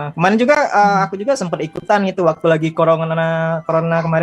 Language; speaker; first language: Indonesian; native; Indonesian